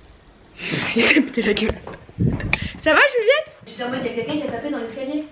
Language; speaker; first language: French; native; French